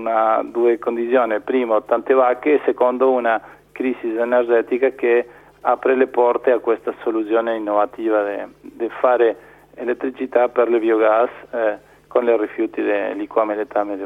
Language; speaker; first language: Italian; non-native, fluent; Spanish